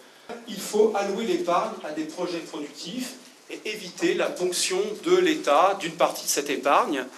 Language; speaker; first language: French; native; French